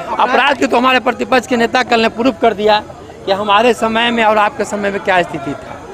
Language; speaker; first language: Hindi; native; Hindi